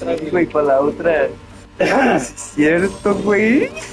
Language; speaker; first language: Spanish; native; Spanish